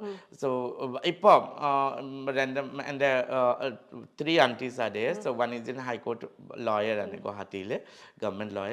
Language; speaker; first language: Malayalam; non-native, learner; Assamese